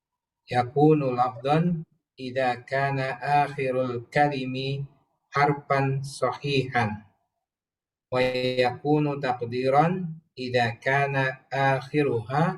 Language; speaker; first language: Arabic; non-native, learner; Indonesian